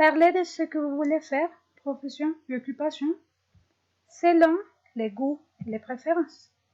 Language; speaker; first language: French; non-native, fluent; Spanish